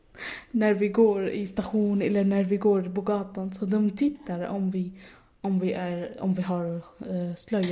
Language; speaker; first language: Swedish; non-native, fluent; Arabic